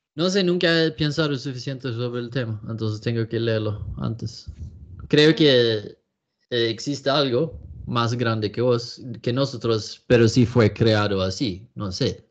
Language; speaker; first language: Spanish; non-native, learner; Swedish